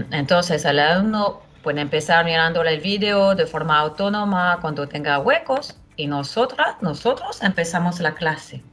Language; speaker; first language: Spanish; non-native, fluent; French